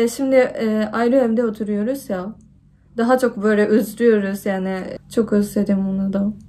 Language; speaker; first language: Turkish; non-native, fluent; Japanese